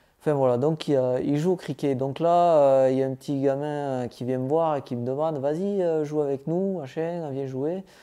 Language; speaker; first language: French; native; French